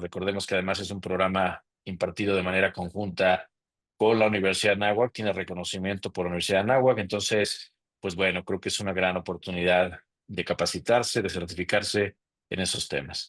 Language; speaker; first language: Spanish; native; Spanish